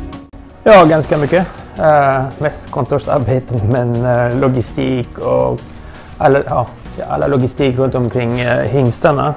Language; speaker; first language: Swedish; non-native, fluent; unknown